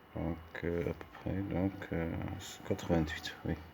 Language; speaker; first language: French; non-native, local second language; Arabic